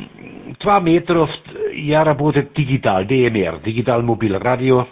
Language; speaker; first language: Russian; non-native, learner; German